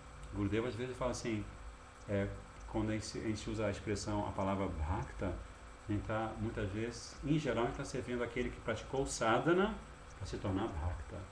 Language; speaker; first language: Portuguese; native; Portuguese